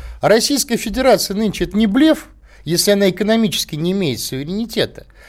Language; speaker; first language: Russian; native; Russian